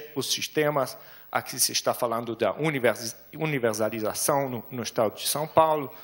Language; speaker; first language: Portuguese; non-native, fluent; German